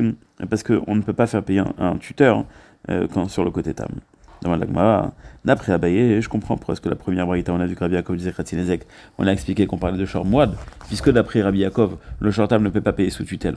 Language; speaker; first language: French; native; French